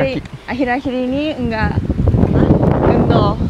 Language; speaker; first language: Indonesian; non-native, learner; Japanese